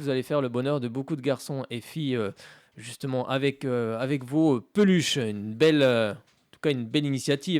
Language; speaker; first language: French; native; French